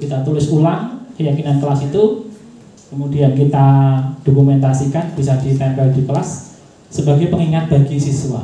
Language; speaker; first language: Indonesian; native; Indonesian